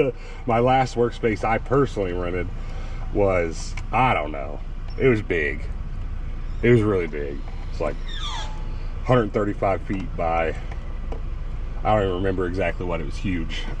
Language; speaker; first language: English; native; English